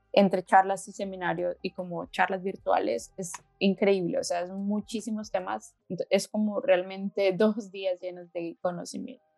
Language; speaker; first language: Spanish; native; Spanish